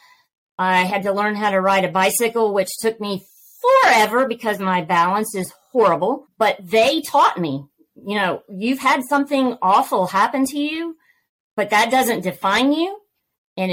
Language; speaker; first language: English; native; English